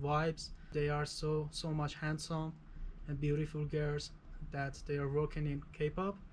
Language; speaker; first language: English; non-native, fluent; Persian